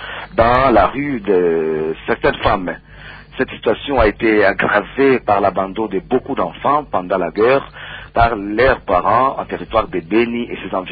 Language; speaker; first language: French; non-native, local second language; Swahili